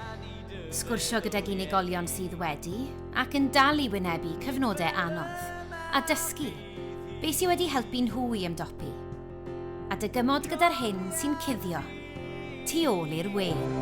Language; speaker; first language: Welsh; native; Welsh